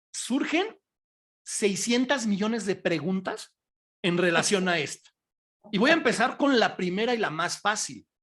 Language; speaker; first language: Spanish; native; Spanish